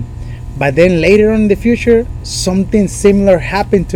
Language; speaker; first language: English; non-native, fluent; Spanish